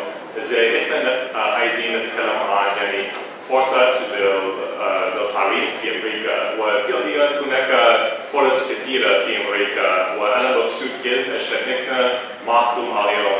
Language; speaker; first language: Arabic; non-native, learner; English